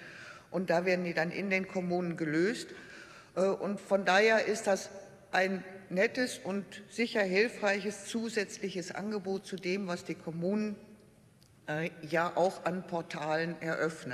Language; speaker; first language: German; native; German